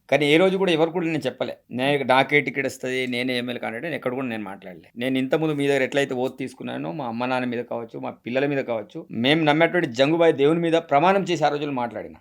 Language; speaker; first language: Telugu; non-native, local second language; Gondi